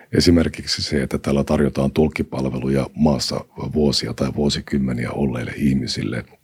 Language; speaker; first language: Finnish; native; Finnish